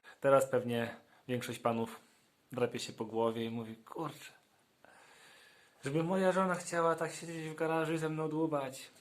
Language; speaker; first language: Polish; native; Polish